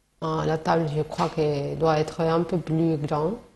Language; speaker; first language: French; non-native, learner; Spanish